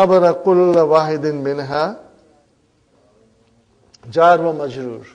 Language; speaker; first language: Arabic; non-native, fluent; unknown